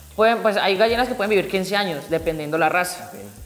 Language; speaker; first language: Spanish; native; Spanish